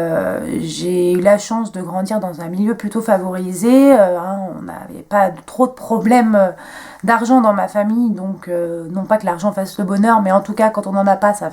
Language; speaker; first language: French; native; French